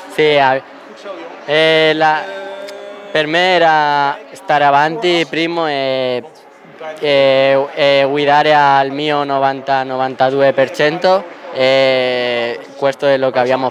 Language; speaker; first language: Italian; non-native, learner; Spanish